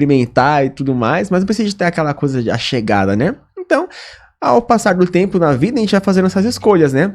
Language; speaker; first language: Portuguese; native; Portuguese